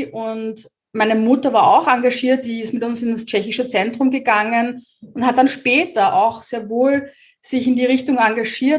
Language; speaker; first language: German; native; German